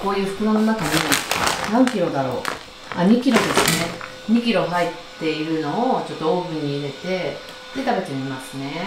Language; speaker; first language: Japanese; native; Japanese